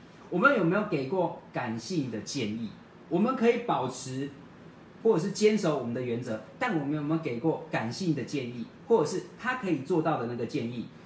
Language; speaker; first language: Chinese; native; Chinese